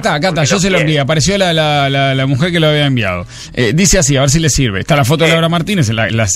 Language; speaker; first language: Spanish; native; Spanish